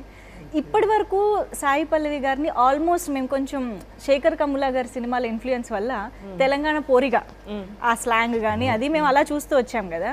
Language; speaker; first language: Telugu; native; Telugu